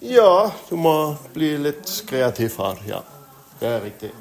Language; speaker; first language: Norwegian; non-native, learner; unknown